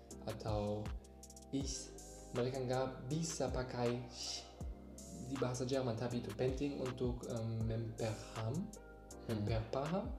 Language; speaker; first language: Indonesian; non-native, learner; German